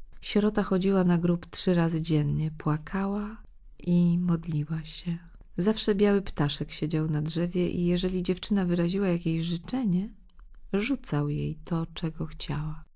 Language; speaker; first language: Polish; native; Polish